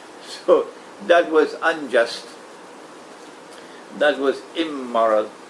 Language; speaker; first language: English; native; English